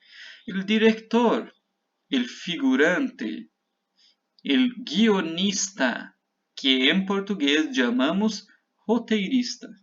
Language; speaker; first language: Spanish; non-native, fluent; Portuguese